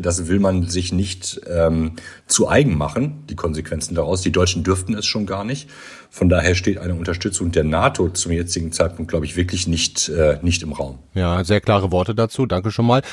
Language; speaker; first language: German; native; German